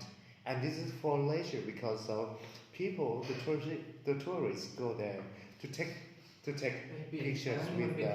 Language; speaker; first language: English; non-native, learner; Thai